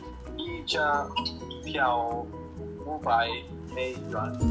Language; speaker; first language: Chinese; non-native, learner; English